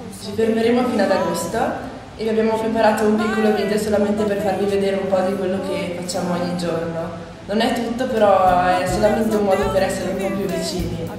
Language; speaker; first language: Italian; native; Italian